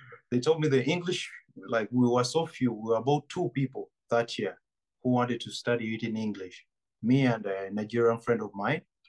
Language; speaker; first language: English; non-native, local second language; Ganda